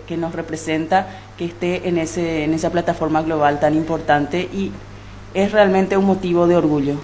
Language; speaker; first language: Spanish; non-native, local second language; Guarani